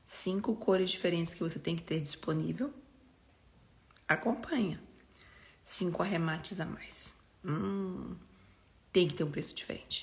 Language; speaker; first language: Portuguese; native; Portuguese